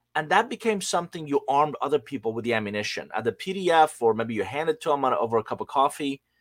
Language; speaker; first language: English; non-native, fluent; Persian